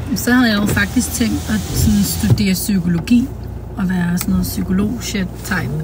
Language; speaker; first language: Danish; native; Danish